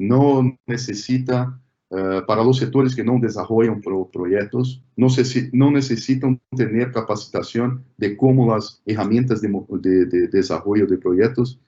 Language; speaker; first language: Spanish; non-native, fluent; Portuguese